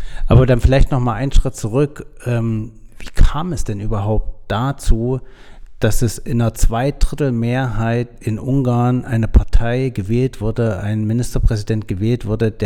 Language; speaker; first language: German; native; German